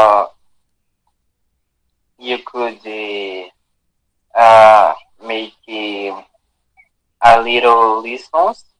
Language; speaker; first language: English; non-native, learner; Portuguese